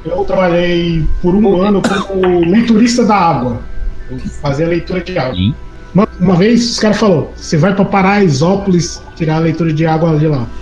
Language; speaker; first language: Portuguese; native; Portuguese